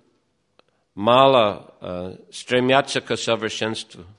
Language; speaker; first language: Russian; non-native, fluent; English